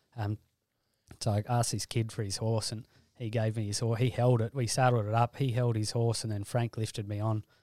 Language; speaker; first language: English; native; English